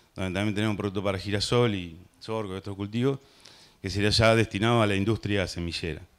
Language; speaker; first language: Spanish; native; Spanish